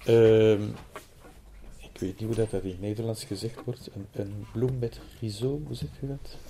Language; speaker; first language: Dutch; non-native, local second language; French